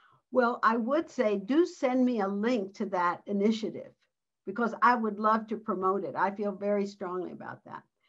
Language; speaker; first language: English; early bilingual, other home language; Spanish